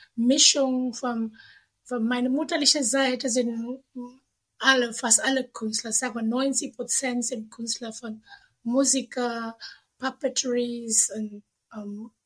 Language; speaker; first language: German; non-native, fluent; Indonesian